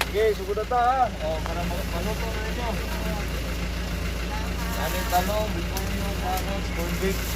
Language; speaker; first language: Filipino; non-native, local second language; Cebuano